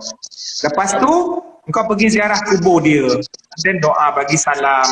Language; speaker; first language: Malay; native; Malay